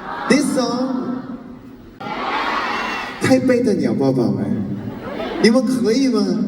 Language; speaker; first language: Chinese; non-native, learner; Thai